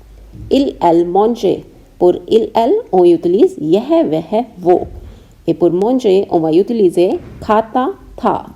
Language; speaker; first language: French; non-native, fluent; Hindi